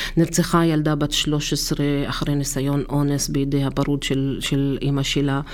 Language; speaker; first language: Hebrew; non-native, local second language; Arabic